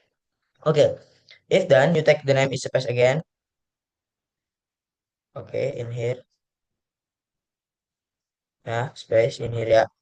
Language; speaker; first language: English; non-native, learner; Indonesian